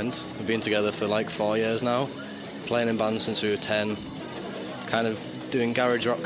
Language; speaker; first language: English; native; English